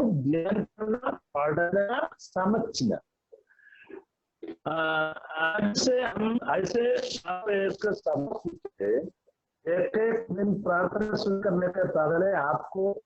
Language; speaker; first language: Hindi; non-native, local second language; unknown